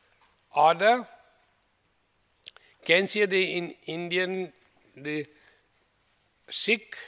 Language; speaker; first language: German; non-native, fluent; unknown